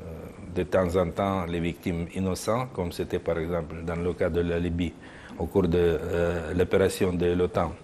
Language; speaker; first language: French; non-native, fluent; Russian